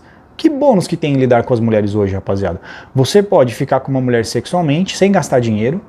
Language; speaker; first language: Portuguese; native; Portuguese